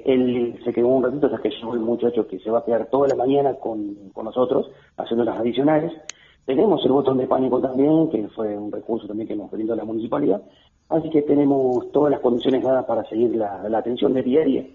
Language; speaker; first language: Spanish; native; Spanish